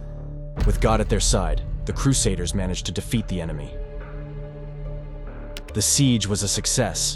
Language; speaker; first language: English; native; English